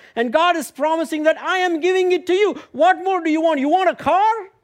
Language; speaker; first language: English; non-native, local second language; Tamil